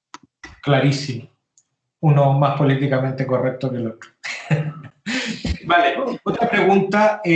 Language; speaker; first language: Spanish; native; Spanish